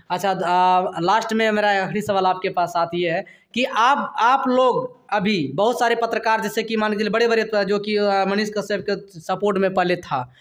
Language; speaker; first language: Hindi; native; Hindi